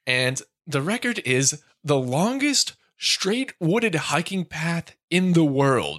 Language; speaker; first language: English; native; English